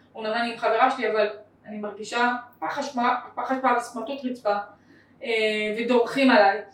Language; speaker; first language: Hebrew; native; Hebrew